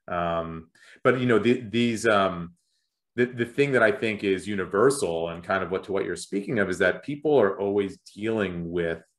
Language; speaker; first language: English; native; English